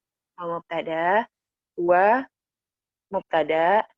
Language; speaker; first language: Arabic; non-native, learner; Indonesian